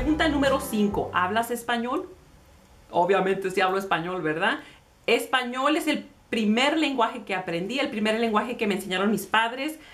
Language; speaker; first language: Spanish; early bilingual, heritage; Spanish